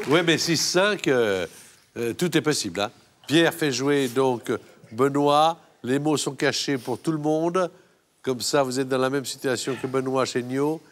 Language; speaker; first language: French; native; French